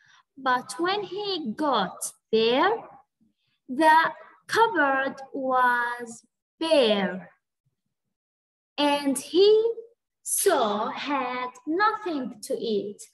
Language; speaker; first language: English; non-native, fluent; Arabic